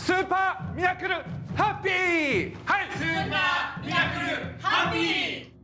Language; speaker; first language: Japanese; native; Japanese